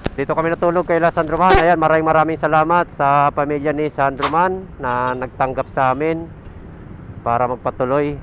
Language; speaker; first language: Filipino; native; Filipino